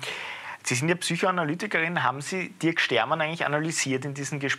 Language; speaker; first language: German; native; German